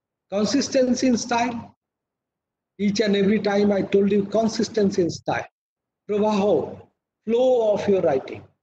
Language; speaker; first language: English; non-native, local second language; Bangla